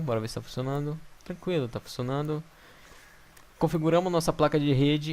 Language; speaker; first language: Portuguese; native; Portuguese